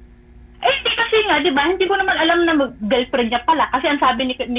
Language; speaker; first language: Filipino; native; Filipino